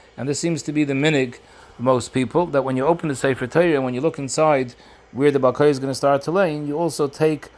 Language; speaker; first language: English; native; English